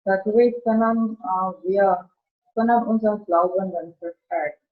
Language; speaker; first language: German; non-native, learner; Indonesian